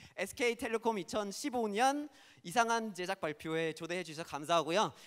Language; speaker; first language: Korean; non-native, fluent; English